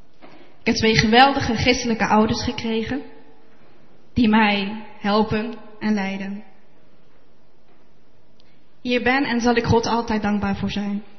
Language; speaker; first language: Dutch; early bilingual, other home language; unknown